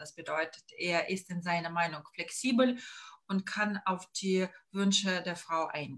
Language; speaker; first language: German; non-native, fluent; Russian